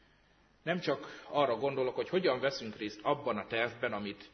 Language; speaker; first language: Hungarian; native; Hungarian